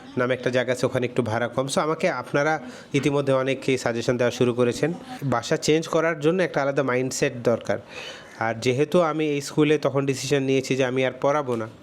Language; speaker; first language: Bangla; early bilingual, heritage; Bangla